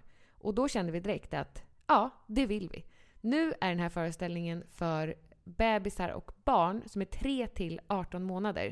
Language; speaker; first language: Swedish; native; Swedish